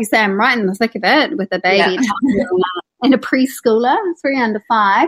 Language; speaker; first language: English; native; English